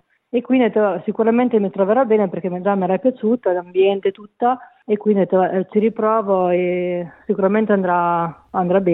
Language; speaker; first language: Italian; native; Italian